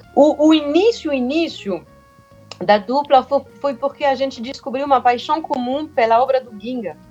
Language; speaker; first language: Portuguese; non-native, fluent; French